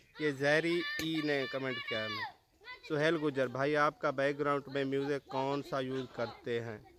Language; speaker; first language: Urdu; non-native, local second language; Saraiki